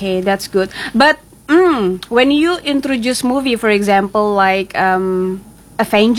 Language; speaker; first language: English; non-native, fluent; Indonesian